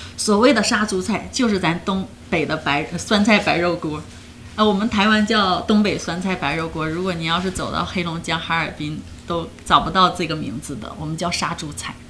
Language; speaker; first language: Chinese; native; Chinese